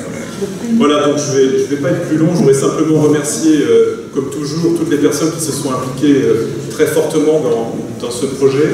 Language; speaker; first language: French; native; French